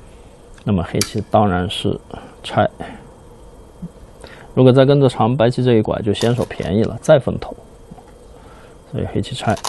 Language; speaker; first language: Chinese; native; Chinese